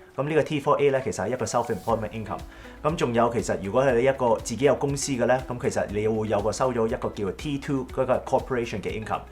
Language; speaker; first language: Cantonese; early bilingual, heritage; Cantonese